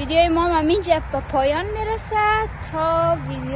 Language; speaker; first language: Persian; native; Persian